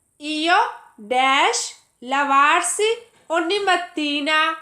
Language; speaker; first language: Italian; non-native, fluent; Urdu